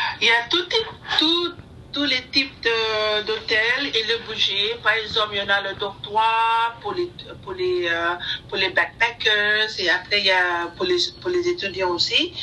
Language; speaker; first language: French; non-native, learner; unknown